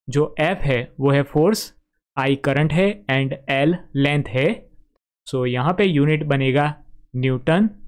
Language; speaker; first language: Hindi; non-native, local second language; Gujarati